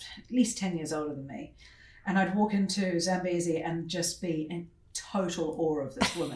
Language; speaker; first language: English; native; English